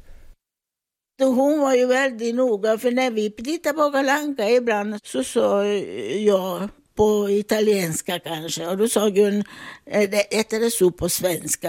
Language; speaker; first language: Swedish; non-native, fluent; Italian